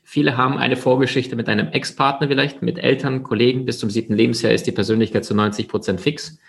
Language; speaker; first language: German; early bilingual, other home language; Russian